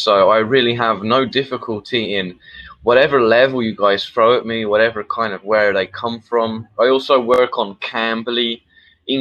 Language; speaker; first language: English; native; English